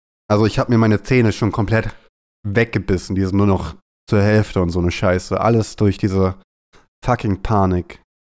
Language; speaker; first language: German; native; German